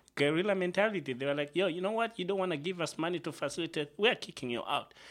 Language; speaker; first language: English; non-native, local second language; Shona